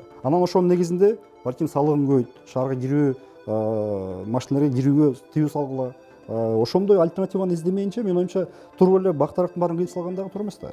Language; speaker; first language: Kyrgyz; native; Kyrgyz